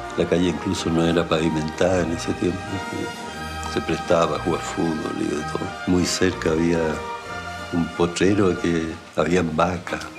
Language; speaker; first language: Spanish; early bilingual, other home language; German